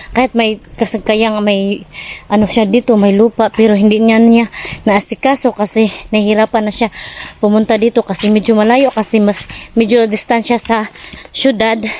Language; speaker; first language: Filipino; non-native, local second language; Cebuano